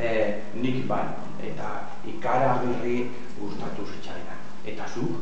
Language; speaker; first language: Basque; non-native, learner; Spanish